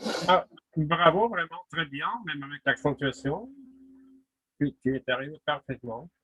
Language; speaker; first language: French; non-native, fluent; Russian